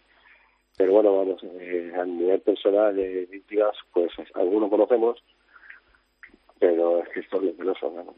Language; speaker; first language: Spanish; native; Spanish